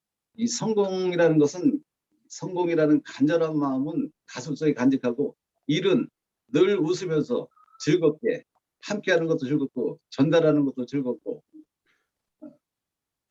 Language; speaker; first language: Korean; native; Korean